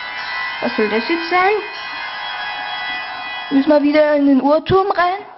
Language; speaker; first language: German; native; German